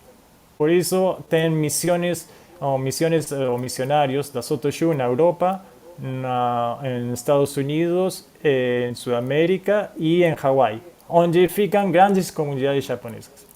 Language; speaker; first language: Portuguese; non-native, fluent; Spanish